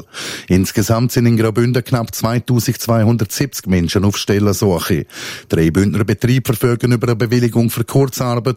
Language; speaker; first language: German; native; German